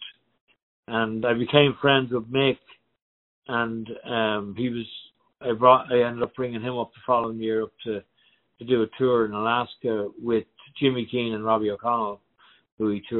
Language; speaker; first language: English; native; English